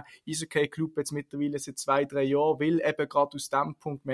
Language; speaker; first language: German; native; German